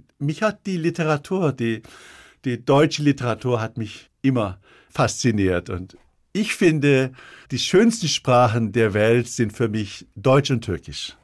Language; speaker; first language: German; early bilingual, other home language; Turkish